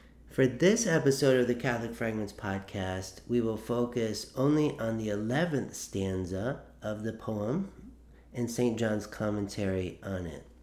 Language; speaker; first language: English; native; English